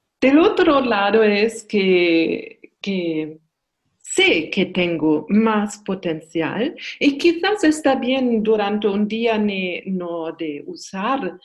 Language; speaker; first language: Spanish; non-native, learner; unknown